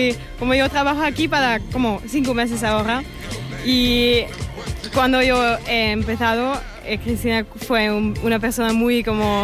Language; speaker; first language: Spanish; non-native, learner; German